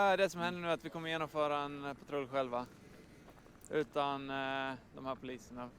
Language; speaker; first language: Swedish; native; Swedish